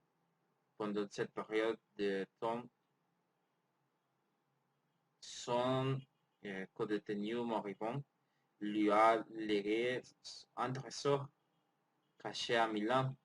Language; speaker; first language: French; non-native, learner; Spanish